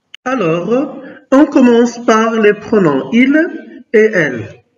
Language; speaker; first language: French; non-native, local second language; Arabic